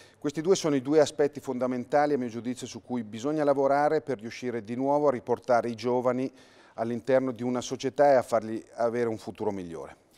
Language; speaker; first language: Italian; native; Italian